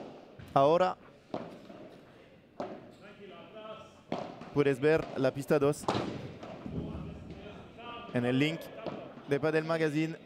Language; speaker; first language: Spanish; non-native, learner; French